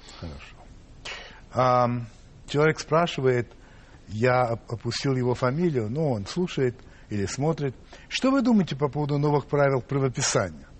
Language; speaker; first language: Russian; non-native, fluent; English